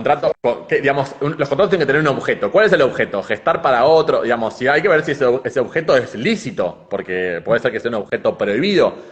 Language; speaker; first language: Spanish; native; Spanish